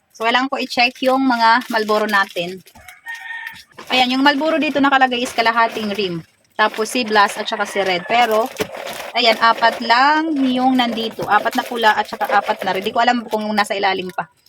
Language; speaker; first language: Filipino; non-native, local second language; Waray